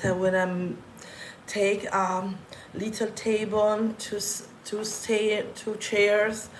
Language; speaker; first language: English; non-native, fluent; Italian